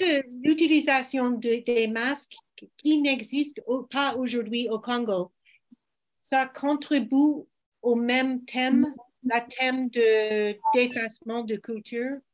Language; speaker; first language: French; non-native, fluent; English